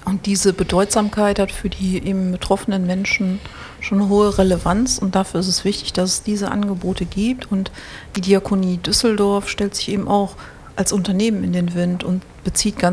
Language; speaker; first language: German; native; German